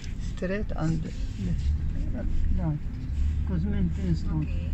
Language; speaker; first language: English; non-native, learner; Arabic